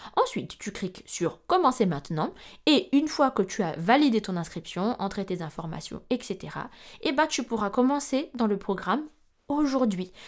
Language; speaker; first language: French; non-native, local second language; Malagasy